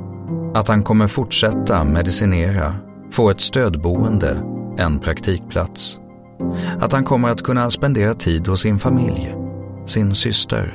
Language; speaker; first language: Swedish; native; Swedish